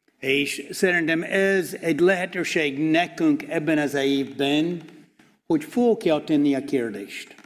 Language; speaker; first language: Hungarian; non-native, fluent; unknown